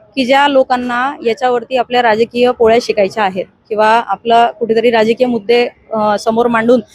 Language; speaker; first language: Marathi; non-native, local second language; Hindi